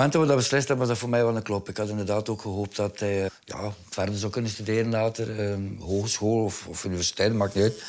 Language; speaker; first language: Dutch; native; Dutch